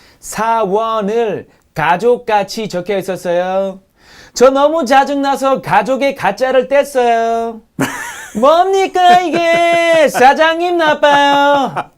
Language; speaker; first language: Korean; native; Korean